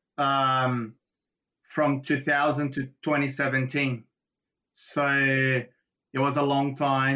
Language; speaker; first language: English; non-native, fluent; Portuguese